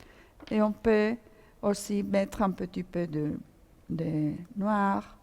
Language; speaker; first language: French; non-native, fluent; Spanish